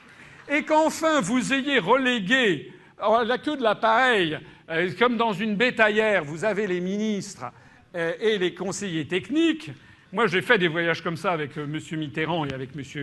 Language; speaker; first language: French; native; French